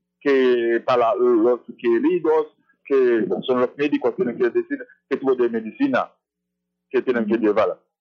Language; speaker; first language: Spanish; non-native, fluent; Haitian Creole